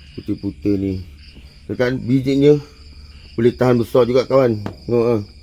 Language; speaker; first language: Malay; native; Malay